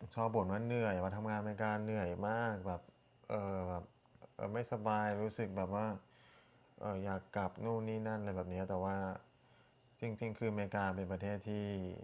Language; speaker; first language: Thai; early bilingual, other home language; Korean